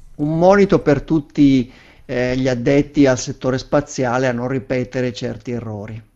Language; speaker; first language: Italian; native; Italian